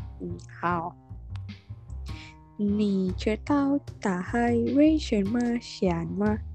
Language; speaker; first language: Chinese; non-native, learner; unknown